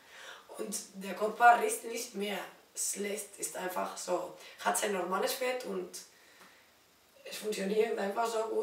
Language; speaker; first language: German; non-native, learner; Spanish